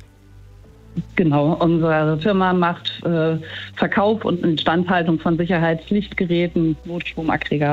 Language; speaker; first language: German; native; German